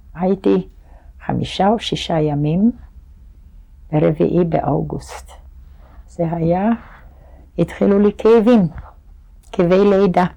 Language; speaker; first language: Hebrew; non-native, fluent; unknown